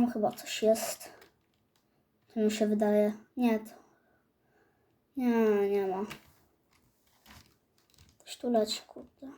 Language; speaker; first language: Polish; native; Polish